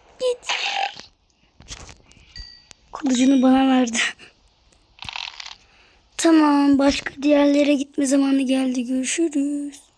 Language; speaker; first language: Turkish; native; Turkish